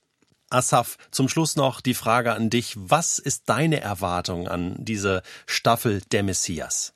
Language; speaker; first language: German; native; German